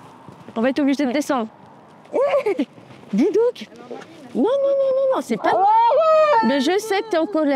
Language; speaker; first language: French; native; French